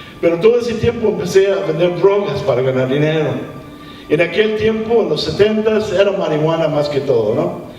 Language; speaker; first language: Spanish; early bilingual, heritage; English